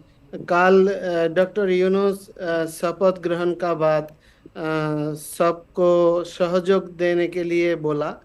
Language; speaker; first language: Hindi; non-native, learner; Bangla